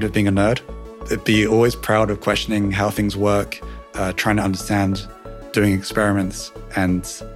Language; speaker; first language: English; native; English